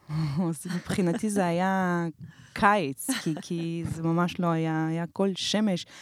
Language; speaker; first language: Hebrew; early bilingual, other home language; Romanian